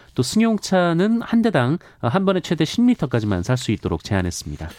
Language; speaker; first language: Korean; native; Korean